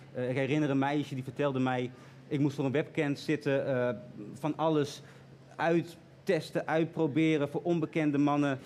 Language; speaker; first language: Dutch; native; Dutch